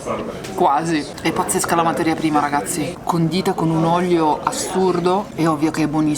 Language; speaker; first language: Italian; native; Italian